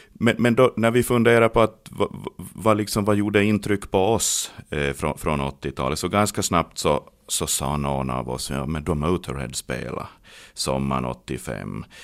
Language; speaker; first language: Swedish; native; Swedish